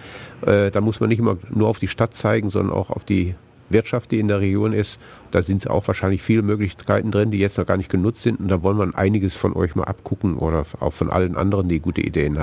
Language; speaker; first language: German; native; German